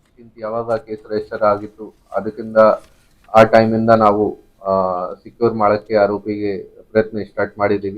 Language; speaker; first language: Kannada; non-native, fluent; Hindi